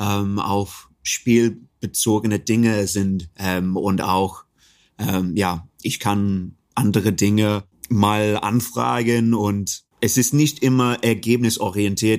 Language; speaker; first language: German; non-native, fluent; English